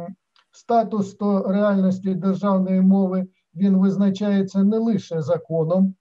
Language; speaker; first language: Ukrainian; native; Ukrainian